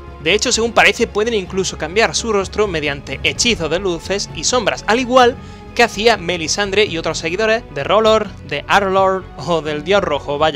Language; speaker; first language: Spanish; native; Spanish